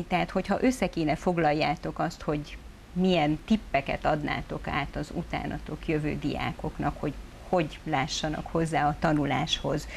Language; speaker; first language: Hungarian; native; Hungarian